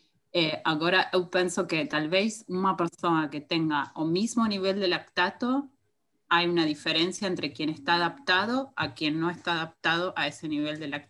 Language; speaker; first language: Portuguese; non-native, fluent; Spanish